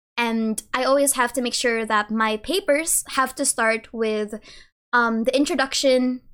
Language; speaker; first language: English; native; English